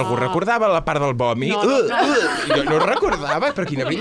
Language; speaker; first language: Catalan; native; Catalan